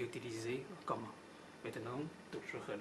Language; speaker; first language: French; non-native, learner; Chinese